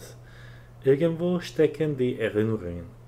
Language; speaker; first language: German; non-native, learner; English